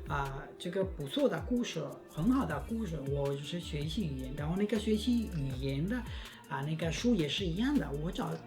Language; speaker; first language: Chinese; non-native, fluent; Spanish